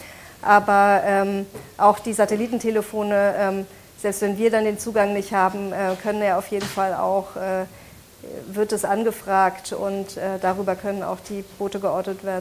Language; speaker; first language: German; native; German